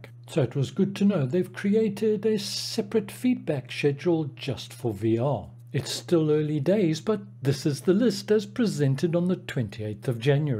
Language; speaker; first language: English; native; English